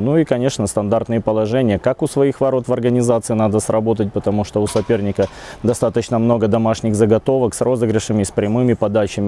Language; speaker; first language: Russian; native; Russian